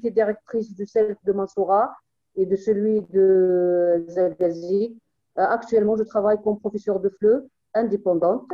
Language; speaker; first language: French; non-native, local second language; Arabic